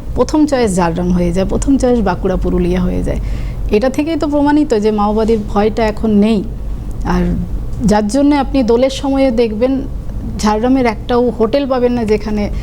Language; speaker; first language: Bangla; non-native, local second language; Santali